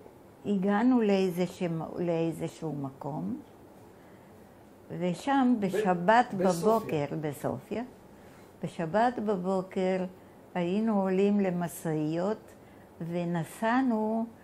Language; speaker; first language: Hebrew; non-native, fluent; Bulgarian